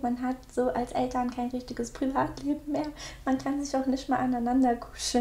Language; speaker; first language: German; native; German